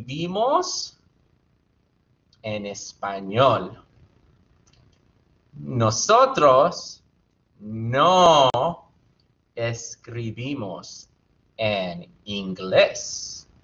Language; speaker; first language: Spanish; non-native, fluent; English